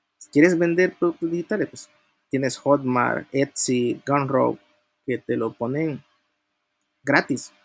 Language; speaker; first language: Spanish; native; Spanish